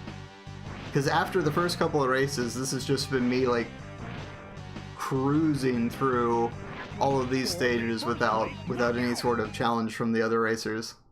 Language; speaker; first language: English; native; English